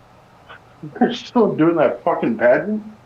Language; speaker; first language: English; native; English